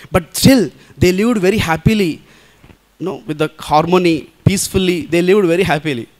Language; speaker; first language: English; non-native, local second language; Telugu